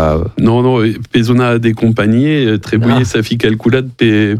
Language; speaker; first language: Romanian; non-native, learner; French